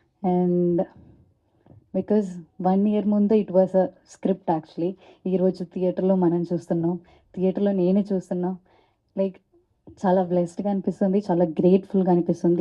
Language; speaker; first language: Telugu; non-native, learner; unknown